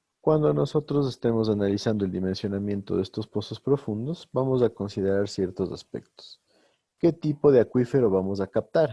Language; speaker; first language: Spanish; native; Spanish